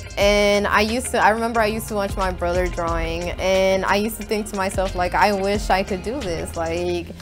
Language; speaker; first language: English; native; English